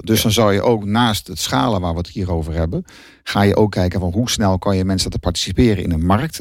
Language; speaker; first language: Dutch; native; Dutch